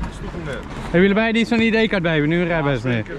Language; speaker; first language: Dutch; native; Dutch